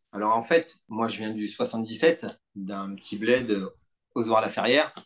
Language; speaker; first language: French; native; French